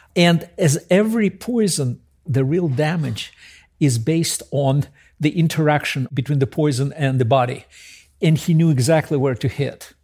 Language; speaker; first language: English; early bilingual, other home language; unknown